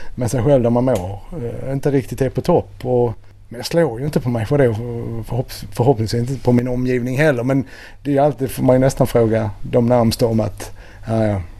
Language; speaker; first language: Swedish; native; Swedish